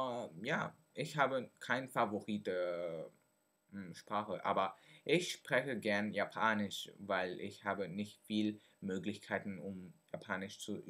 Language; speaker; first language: German; non-native, learner; Min Nan Chinese